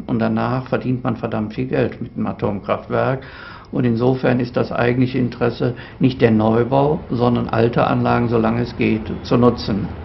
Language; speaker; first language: German; native; German